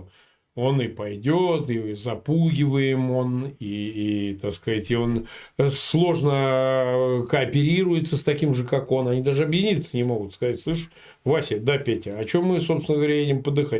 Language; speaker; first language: Russian; native; Russian